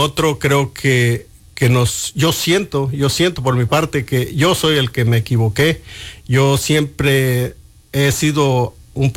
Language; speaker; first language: Spanish; native; Spanish